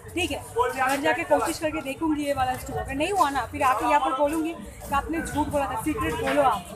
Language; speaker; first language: Hindi; non-native, local second language; Bangla